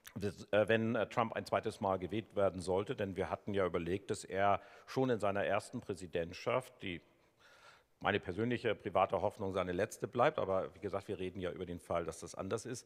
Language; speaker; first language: German; native; German